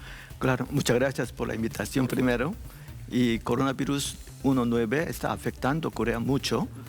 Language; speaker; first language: Spanish; non-native, learner; Korean